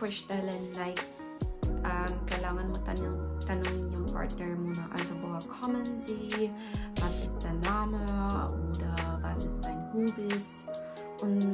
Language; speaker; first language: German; non-native, learner; Filipino